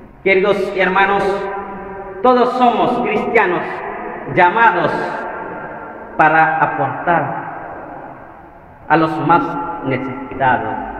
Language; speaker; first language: Spanish; non-native, fluent; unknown